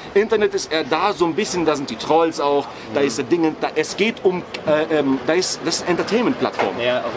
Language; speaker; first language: German; early bilingual, other home language; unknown